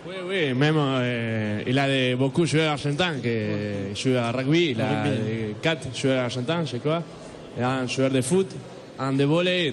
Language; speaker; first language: French; non-native, learner; Spanish